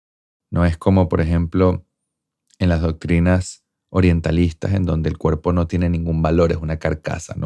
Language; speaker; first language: Spanish; native; Spanish